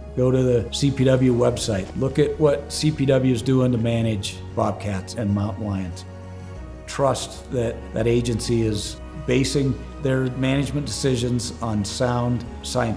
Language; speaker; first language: English; native; English